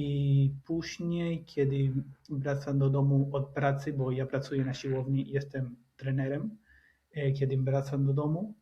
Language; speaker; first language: Polish; non-native, learner; Spanish